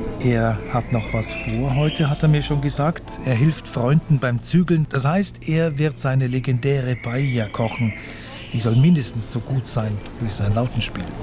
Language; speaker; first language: German; native; German